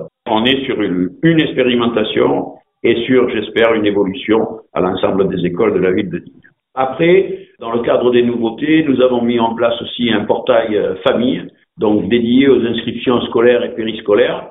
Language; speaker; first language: French; native; French